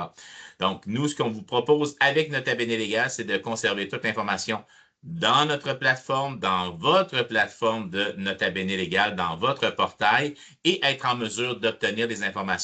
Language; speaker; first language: French; native; French